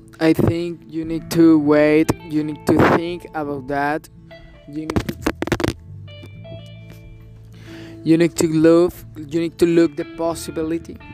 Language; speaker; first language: English; non-native, learner; Spanish